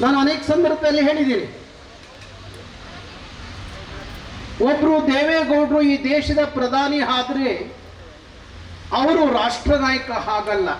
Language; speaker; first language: Kannada; native; Kannada